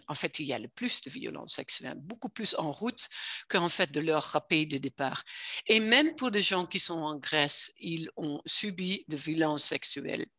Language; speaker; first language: French; non-native, fluent; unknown